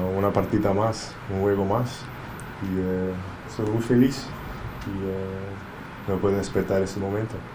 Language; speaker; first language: Spanish; non-native, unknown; English